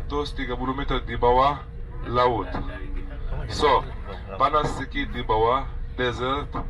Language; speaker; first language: Indonesian; non-native, fluent; Arabic